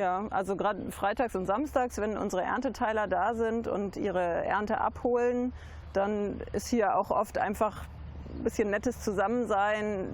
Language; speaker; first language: German; native; German